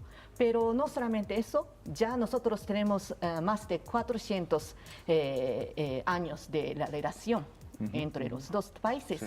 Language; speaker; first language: Spanish; non-native, learner; Japanese